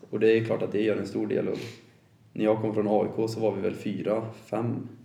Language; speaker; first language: Swedish; native; Swedish